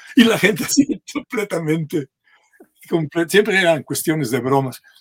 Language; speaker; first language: Spanish; native; Spanish